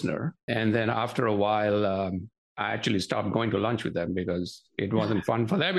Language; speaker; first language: English; non-native, local second language; Gujarati